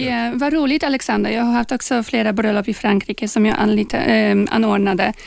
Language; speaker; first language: Swedish; non-native, fluent; Polish